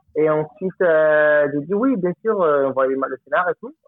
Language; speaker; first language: French; non-native, fluent; Spanish